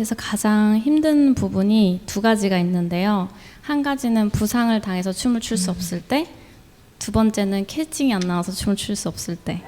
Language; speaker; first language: Korean; native; Korean